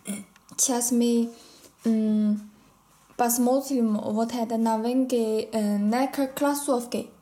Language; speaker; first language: Russian; non-native, learner; Chinese